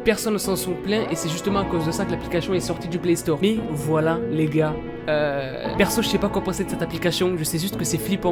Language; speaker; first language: French; native; French